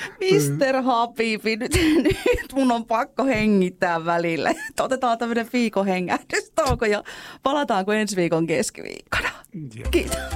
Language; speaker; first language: Finnish; native; Finnish